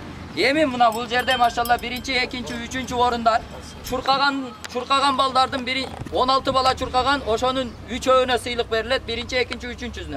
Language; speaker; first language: Kyrgyz; native; Kyrgyz